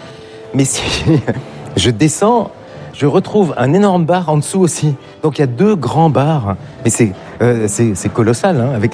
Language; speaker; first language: French; native; French